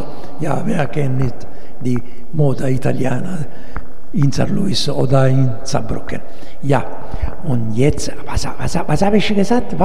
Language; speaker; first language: German; non-native, learner; Italian